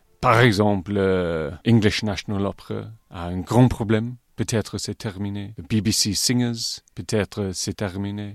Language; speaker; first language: French; non-native, fluent; English